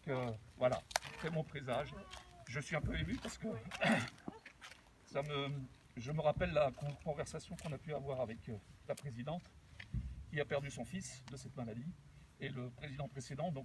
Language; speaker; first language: French; native; French